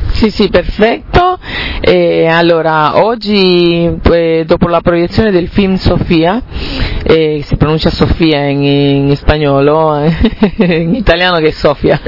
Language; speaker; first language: Italian; non-native, fluent; Spanish